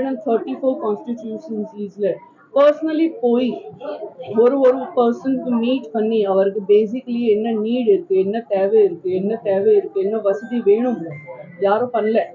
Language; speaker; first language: Tamil; non-native, learner; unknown